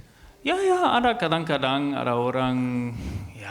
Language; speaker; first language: Indonesian; non-native, fluent; German